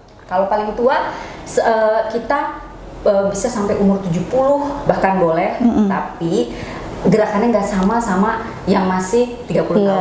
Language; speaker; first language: Indonesian; native; Indonesian